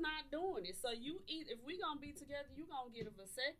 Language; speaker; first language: English; native; English